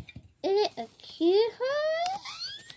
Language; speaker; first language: English; native; English